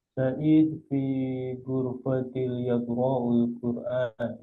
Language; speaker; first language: Arabic; non-native, learner; Indonesian